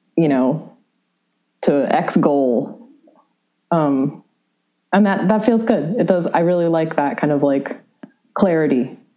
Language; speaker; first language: English; native; English